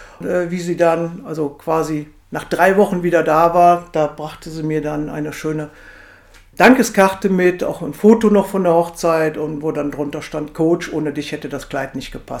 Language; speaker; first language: German; native; German